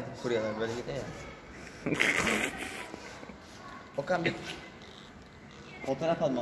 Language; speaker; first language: Turkish; native; Turkish